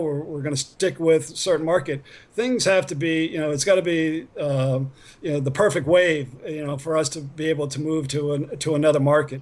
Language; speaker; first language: English; native; English